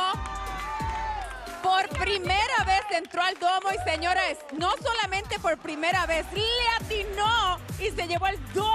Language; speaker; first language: Spanish; native; Spanish